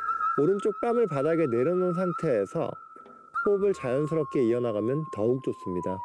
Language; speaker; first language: Korean; native; Korean